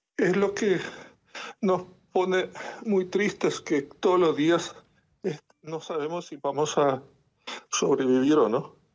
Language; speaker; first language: Spanish; non-native, fluent; Ukrainian